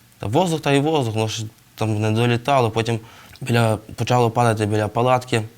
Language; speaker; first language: Ukrainian; native; Ukrainian